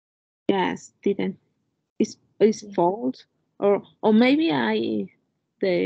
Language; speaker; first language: English; non-native, learner; Spanish